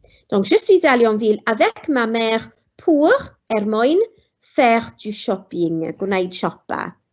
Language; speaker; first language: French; non-native, fluent; Welsh